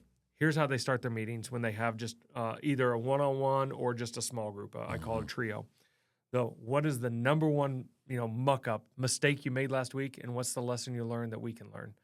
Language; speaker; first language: English; native; English